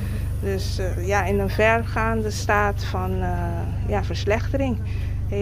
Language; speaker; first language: Dutch; non-native, local second language; Papiamento